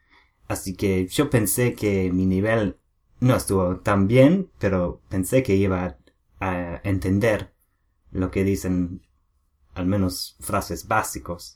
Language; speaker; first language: Spanish; non-native, learner; English